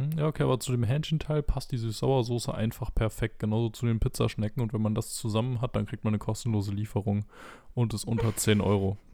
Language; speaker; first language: German; native; German